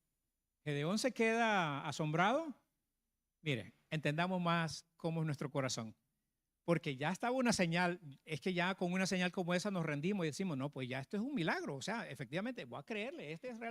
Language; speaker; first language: Spanish; native; Spanish